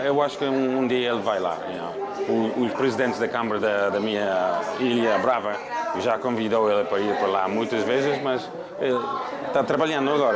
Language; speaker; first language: Portuguese; non-native, local second language; Kabuverdianu